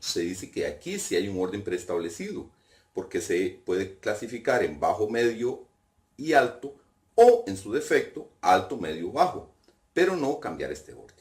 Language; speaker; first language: Spanish; native; Spanish